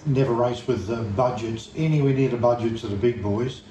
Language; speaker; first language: English; native; English